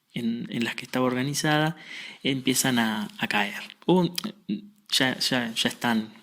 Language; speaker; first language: Spanish; native; Spanish